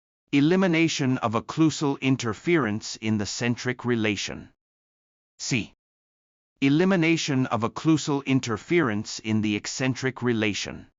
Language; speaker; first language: English; non-native, fluent; Japanese